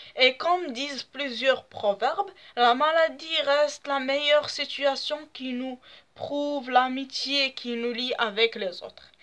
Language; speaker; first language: French; non-native, local second language; Arabic